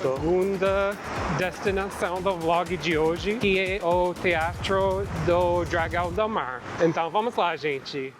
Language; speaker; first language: Portuguese; non-native, fluent; English